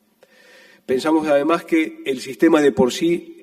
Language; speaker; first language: Spanish; native; Spanish